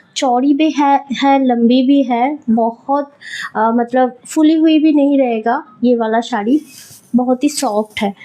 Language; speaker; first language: Hindi; non-native, local second language; Bangla